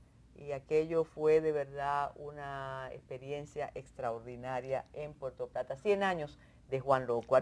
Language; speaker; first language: Spanish; native; Spanish